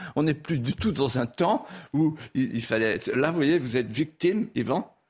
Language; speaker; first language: French; non-native, local second language; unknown